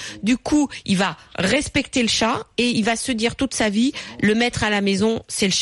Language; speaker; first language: French; native; French